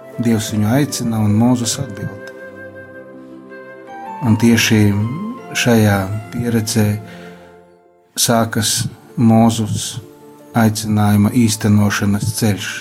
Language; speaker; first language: Latvian; native; Latvian